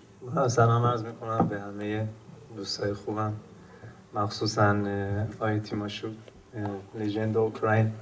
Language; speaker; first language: Persian; non-native, local second language; Turkmen